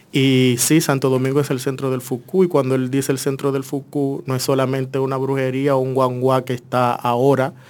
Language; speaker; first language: Spanish; native; Spanish